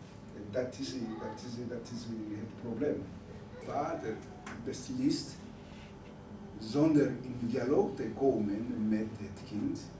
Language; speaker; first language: Dutch; non-native, fluent; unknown